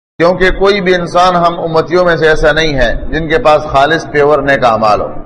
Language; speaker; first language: Urdu; non-native, local second language; Pashto